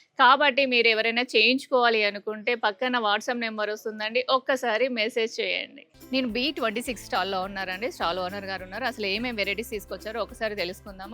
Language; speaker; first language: Telugu; non-native, local second language; Urdu